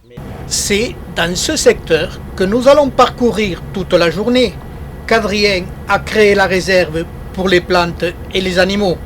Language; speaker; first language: French; native; French